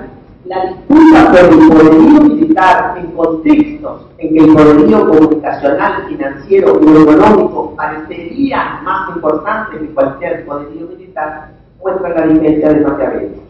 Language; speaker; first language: Spanish; native; Spanish